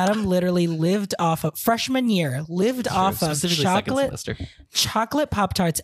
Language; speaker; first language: English; non-native, local second language; Hiligaynon